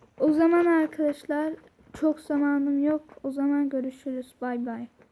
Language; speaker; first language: Turkish; early bilingual, heritage; Turkish